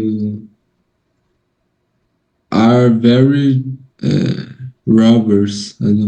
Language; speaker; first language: English; non-native, learner; Portuguese